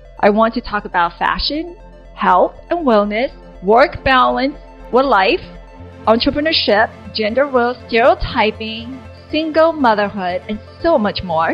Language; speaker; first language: English; non-native, fluent; Chinese